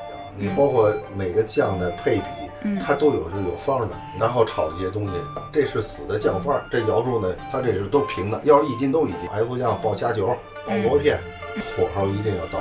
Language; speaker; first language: Chinese; native; Chinese